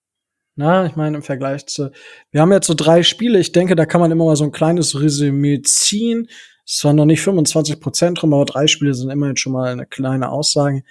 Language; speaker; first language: German; native; German